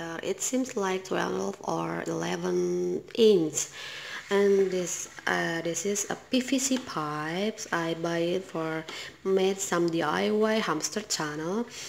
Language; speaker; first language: English; non-native, learner; Indonesian